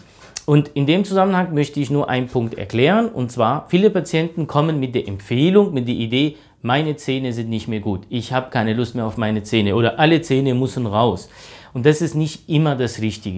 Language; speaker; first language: German; native; German